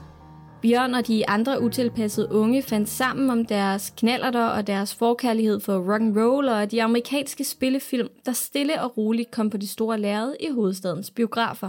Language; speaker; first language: Danish; native; Danish